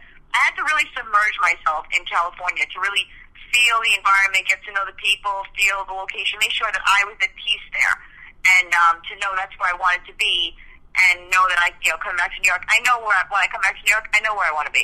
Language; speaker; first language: English; early bilingual, other home language; Spanish